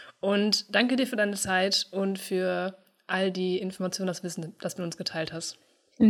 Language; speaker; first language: German; native; German